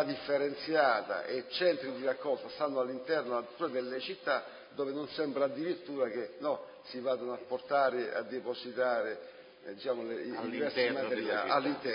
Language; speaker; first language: Italian; native; Italian